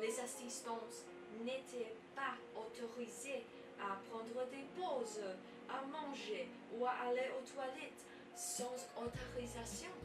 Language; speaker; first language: French; non-native, learner; English